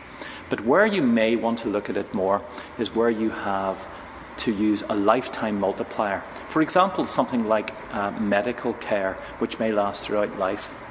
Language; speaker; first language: English; native; English